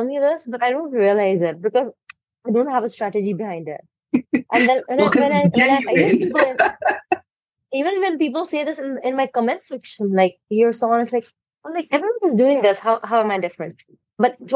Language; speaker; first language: English; non-native, local second language; Hindi